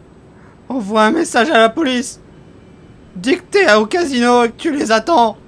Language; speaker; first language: French; native; French